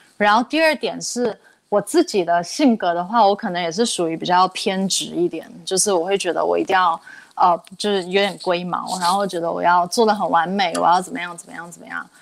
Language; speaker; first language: Chinese; native; Chinese